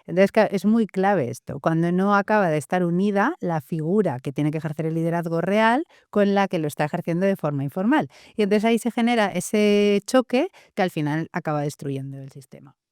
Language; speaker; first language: Spanish; native; Spanish